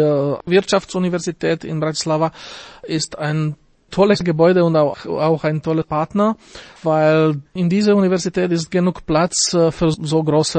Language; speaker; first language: German; non-native, fluent; Slovak